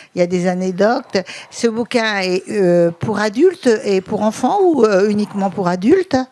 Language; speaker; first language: French; native; French